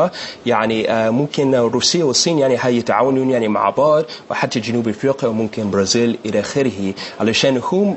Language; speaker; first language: Arabic; non-native, learner; English